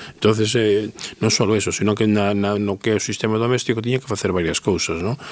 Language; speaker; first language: Galician; native; Galician